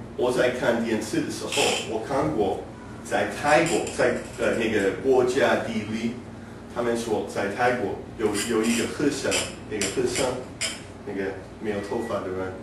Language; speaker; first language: Chinese; non-native, learner; English